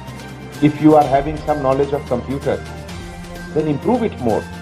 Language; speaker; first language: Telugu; non-native, fluent; Hindi